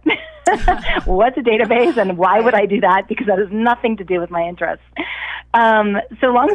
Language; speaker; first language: English; native; English